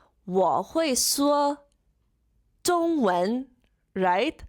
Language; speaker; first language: Chinese; non-native, fluent; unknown